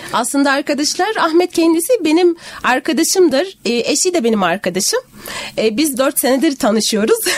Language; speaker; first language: Turkish; non-native, fluent; Arabic